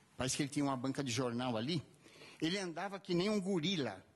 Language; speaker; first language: Portuguese; native; Portuguese